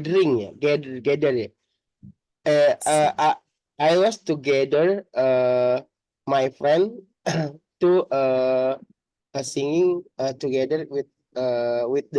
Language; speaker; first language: English; non-native, learner; Indonesian